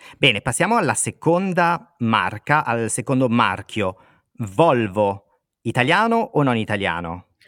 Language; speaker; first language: Italian; native; Italian